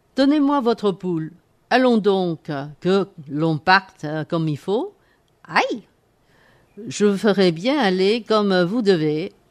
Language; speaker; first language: French; non-native, fluent; Chinese